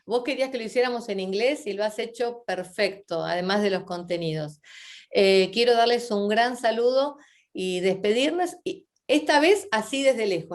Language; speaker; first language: Spanish; native; Spanish